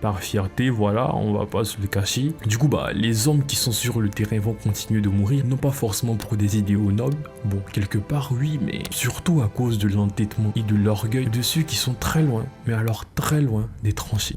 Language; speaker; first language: French; native; French